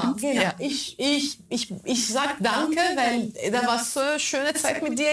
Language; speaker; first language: German; non-native, fluent; Arabic